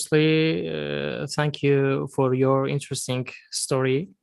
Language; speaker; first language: English; non-native, learner; Azerbaijani